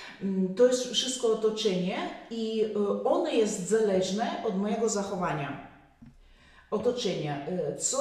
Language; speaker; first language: Polish; non-native, fluent; Russian